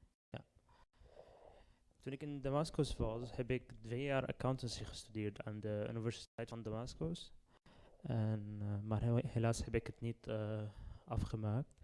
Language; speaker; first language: Dutch; non-native, learner; Arabic